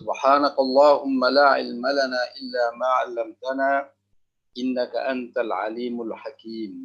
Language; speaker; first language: Arabic; non-native, local second language; Indonesian